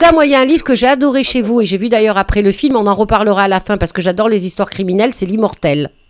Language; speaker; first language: French; native; French